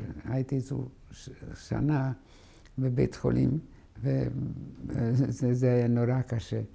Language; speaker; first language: Hebrew; non-native, fluent; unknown